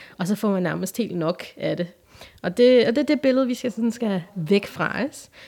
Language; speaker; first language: Danish; early bilingual, other home language; Turkish